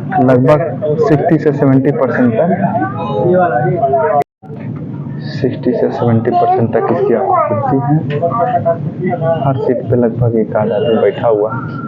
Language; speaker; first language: Hindi; native; Hindi